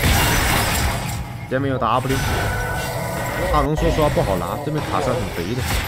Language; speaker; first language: Chinese; native; Chinese